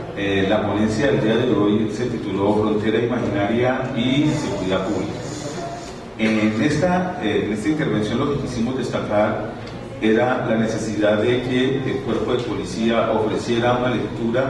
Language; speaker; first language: Spanish; native; Spanish